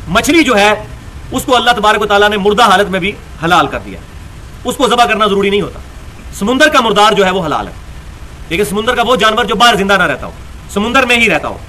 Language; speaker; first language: Urdu; non-native, local second language; Punjabi